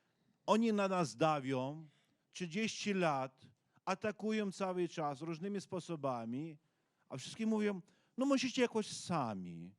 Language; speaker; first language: Polish; non-native, learner; Ukrainian